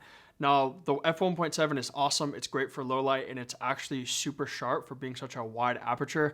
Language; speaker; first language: English; native; English